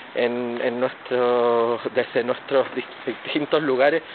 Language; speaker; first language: Spanish; native; Spanish